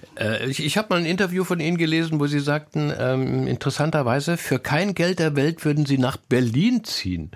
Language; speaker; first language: German; native; German